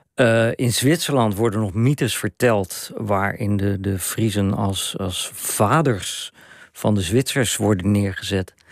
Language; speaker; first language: Dutch; native; Dutch